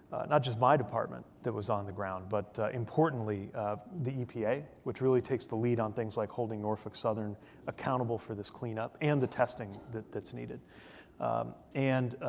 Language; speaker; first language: English; native; English